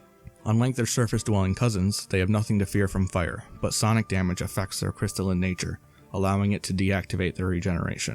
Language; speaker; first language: English; native; English